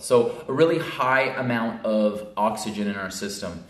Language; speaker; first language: English; native; English